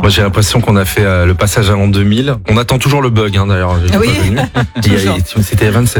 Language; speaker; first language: French; native; French